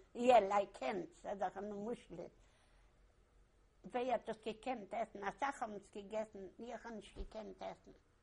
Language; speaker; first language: German; non-native, learner; Yiddish